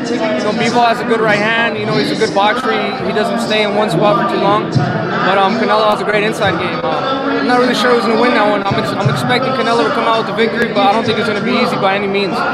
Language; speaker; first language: English; early bilingual, other home language; Spanish